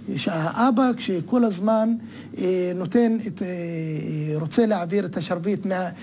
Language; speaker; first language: Hebrew; non-native, local second language; Arabic